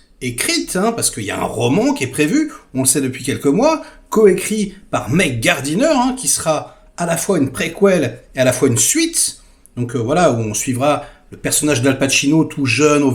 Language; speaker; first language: French; native; French